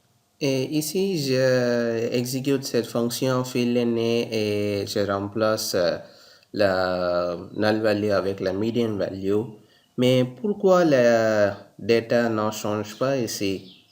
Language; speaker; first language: French; non-native, learner; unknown